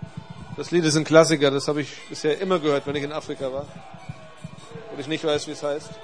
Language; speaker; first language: German; native; German